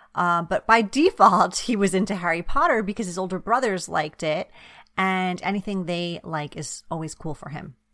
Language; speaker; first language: English; native; English